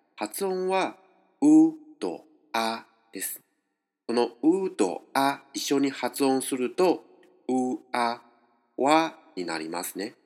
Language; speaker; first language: Japanese; non-native, fluent; Chinese